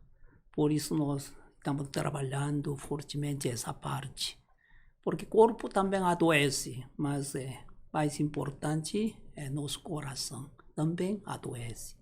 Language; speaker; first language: Portuguese; non-native, learner; Korean